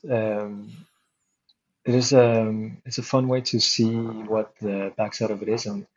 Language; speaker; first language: English; non-native, fluent; Icelandic